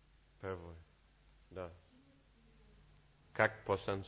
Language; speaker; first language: Russian; non-native, learner; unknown